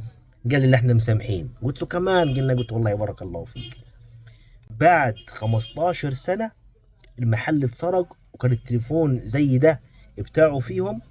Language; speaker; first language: Arabic; native; Arabic